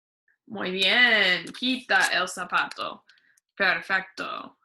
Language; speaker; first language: Spanish; non-native, fluent; English